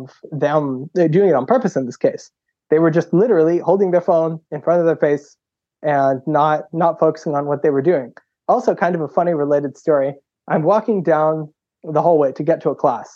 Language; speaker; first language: English; native; English